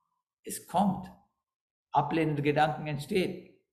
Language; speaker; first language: German; non-native, fluent; Sinhala